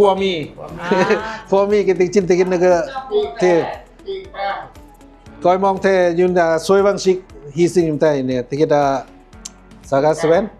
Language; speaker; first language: Mongolian; non-native, learner; Lao